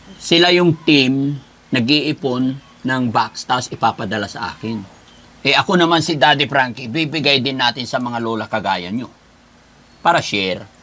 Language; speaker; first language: Filipino; non-native, local second language; Pangasinan